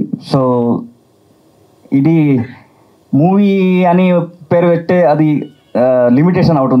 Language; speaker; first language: Telugu; non-native, learner; Kannada